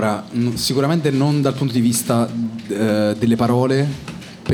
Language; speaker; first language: Italian; native; Italian